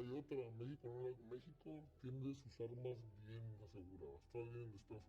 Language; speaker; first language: Spanish; native; Spanish